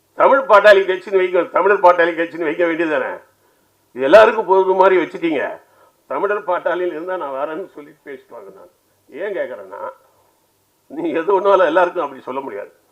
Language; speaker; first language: Tamil; native; Tamil